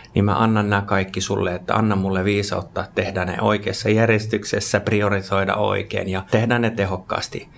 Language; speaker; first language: Finnish; non-native, local second language; Swedish